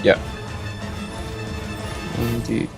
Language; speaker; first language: English; native; English